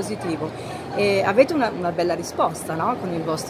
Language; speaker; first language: Italian; native; Italian